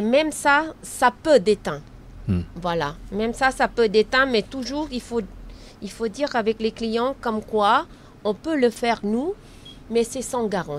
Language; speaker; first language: French; non-native, learner; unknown